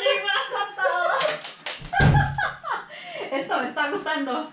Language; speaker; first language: Spanish; native; Spanish